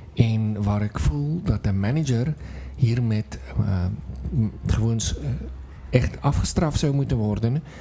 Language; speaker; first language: Dutch; non-native, fluent; Afrikaans